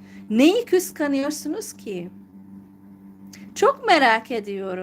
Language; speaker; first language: Turkish; non-native, fluent; Hungarian